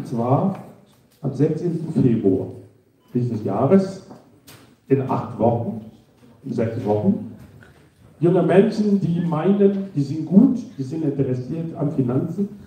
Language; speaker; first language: German; non-native, fluent; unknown